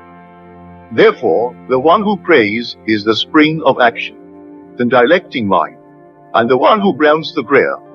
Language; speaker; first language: English; native; English